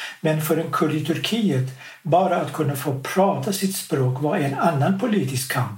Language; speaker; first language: Swedish; non-native, fluent; Kurdish